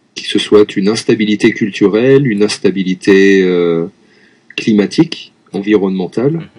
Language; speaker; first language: French; native; French